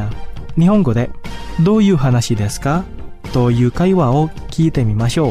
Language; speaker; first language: Japanese; non-native, fluent; Indonesian